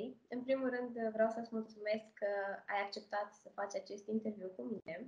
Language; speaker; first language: Romanian; native; Romanian